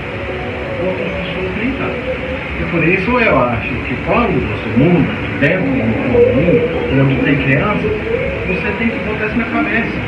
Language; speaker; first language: Portuguese; non-native, fluent; Danish